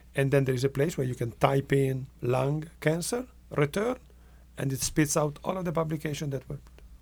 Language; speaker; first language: English; non-native, fluent; Italian